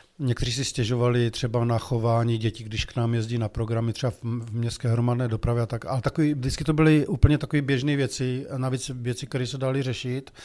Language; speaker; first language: Czech; native; Czech